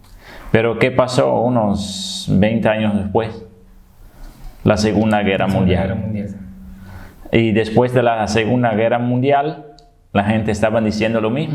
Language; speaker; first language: Spanish; non-native, fluent; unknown